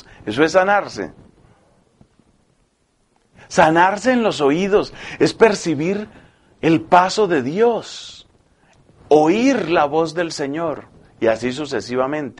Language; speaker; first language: Spanish; native; Spanish